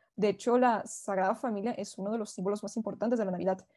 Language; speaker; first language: Spanish; native; Spanish